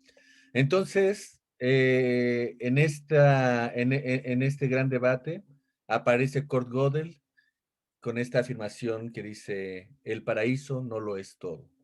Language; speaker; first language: Spanish; native; Spanish